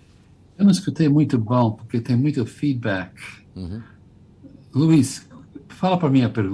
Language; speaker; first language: Portuguese; non-native, fluent; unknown